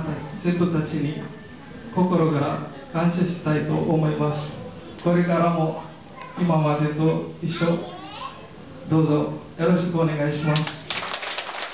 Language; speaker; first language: Japanese; non-native, fluent; Marathi